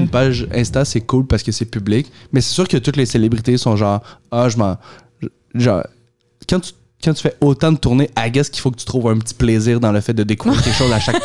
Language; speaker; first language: French; native; French